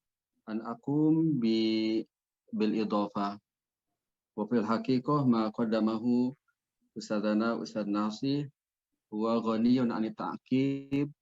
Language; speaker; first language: Arabic; non-native, fluent; Indonesian